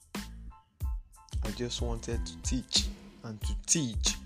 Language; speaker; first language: English; non-native, local second language; Igbo